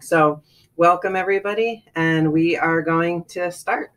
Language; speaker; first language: English; native; English